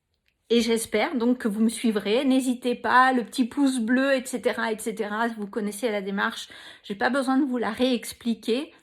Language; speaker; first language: French; native; French